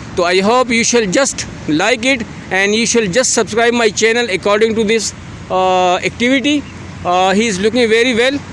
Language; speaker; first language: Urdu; non-native, local second language; Pashto